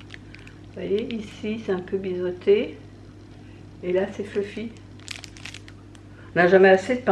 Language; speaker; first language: French; native; French